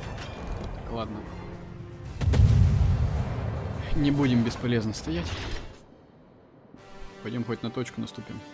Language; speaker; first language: Russian; native; Russian